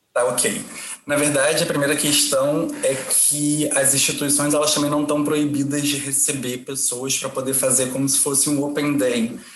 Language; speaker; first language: Portuguese; native; Portuguese